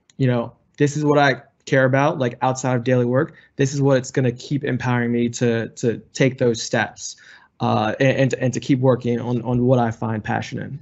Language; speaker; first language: English; native; English